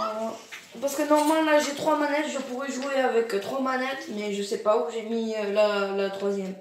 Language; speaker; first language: French; native; French